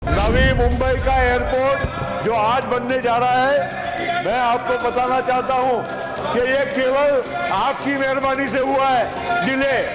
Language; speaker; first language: Hindi; non-native, local second language; Gujarati